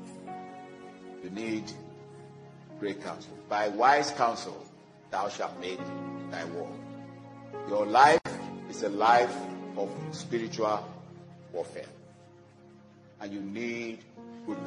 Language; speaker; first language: English; non-native, local second language; Yoruba